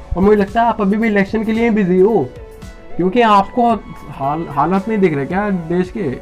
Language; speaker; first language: Hindi; native; Hindi